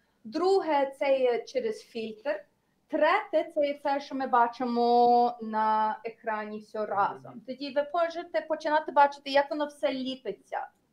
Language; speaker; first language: Ukrainian; early bilingual, heritage; Ukrainian